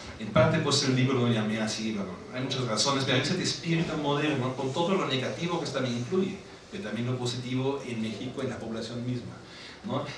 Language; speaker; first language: Spanish; non-native, fluent; German